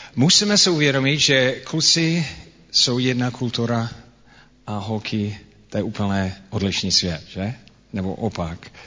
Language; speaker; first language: Czech; non-native, fluent; English